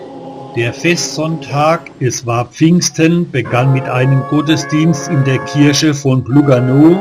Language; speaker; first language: German; native; German